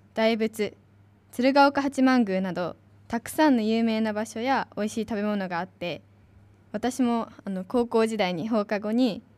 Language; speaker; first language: Japanese; native; Japanese